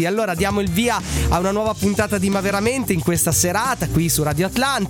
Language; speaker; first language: Italian; native; Italian